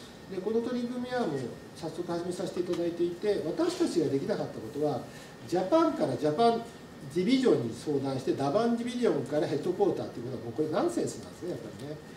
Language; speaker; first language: Japanese; native; Japanese